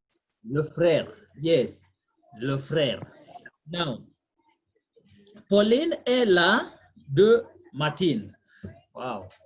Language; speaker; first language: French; non-native, fluent; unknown